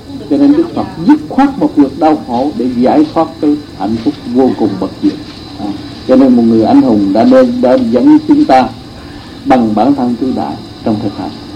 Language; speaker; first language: Vietnamese; native; Vietnamese